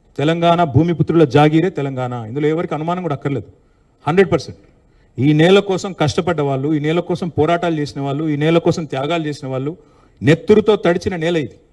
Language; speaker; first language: Telugu; native; Telugu